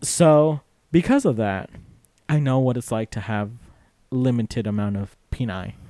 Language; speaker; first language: English; native; English